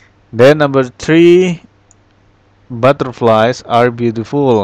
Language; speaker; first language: English; non-native, fluent; Indonesian